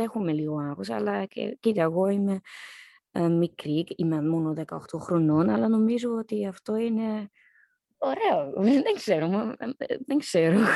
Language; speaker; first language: Greek; early bilingual, heritage; Dutch